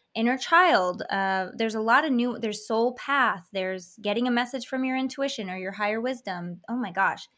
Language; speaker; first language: English; native; English